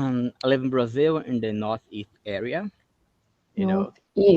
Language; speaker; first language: English; non-native, fluent; Portuguese